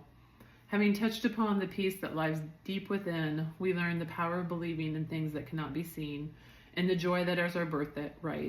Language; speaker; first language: English; native; English